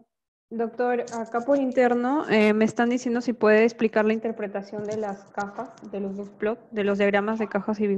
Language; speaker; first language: Spanish; native; Spanish